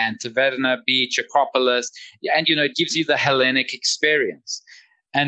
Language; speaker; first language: English; native; English